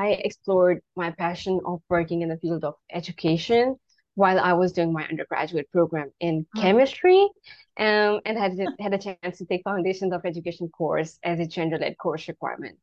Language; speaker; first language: English; non-native, local second language; Urdu